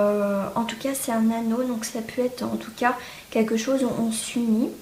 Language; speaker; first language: French; native; French